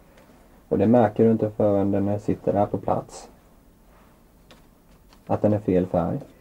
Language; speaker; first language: Swedish; native; Swedish